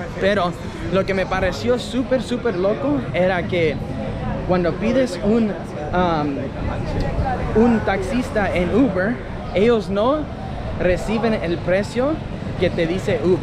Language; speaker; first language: Spanish; non-native, fluent; English